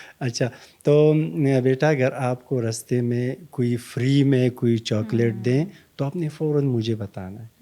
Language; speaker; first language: Urdu; non-native, local second language; Pashto